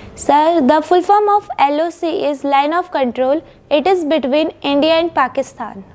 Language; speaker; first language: English; non-native, local second language; Hindi